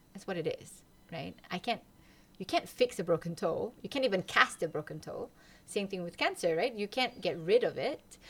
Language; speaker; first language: English; non-native, local second language; Malay